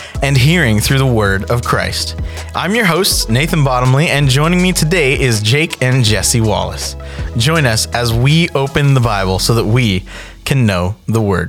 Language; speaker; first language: English; native; English